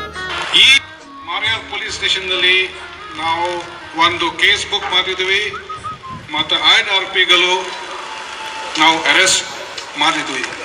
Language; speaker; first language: Kannada; non-native, local second language; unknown